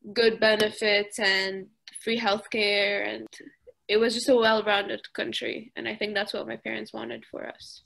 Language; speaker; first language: English; early bilingual, other home language; Arabic